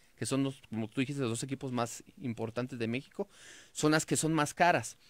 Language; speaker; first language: Spanish; native; Spanish